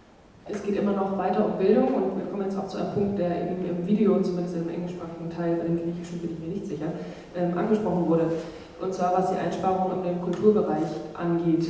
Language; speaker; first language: German; native; German